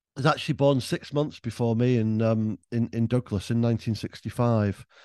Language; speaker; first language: English; native; English